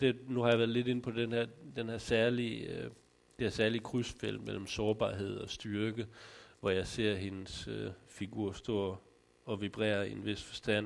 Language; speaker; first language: Danish; native; Danish